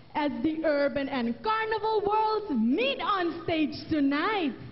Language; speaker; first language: English; non-native, local second language; Papiamento